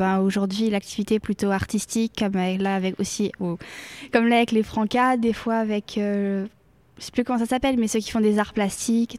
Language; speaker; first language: French; native; French